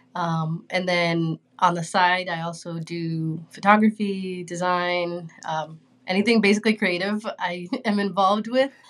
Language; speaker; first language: English; early bilingual, other home language; Spanish